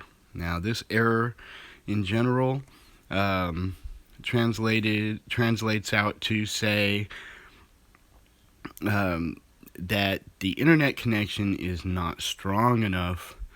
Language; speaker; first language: English; native; English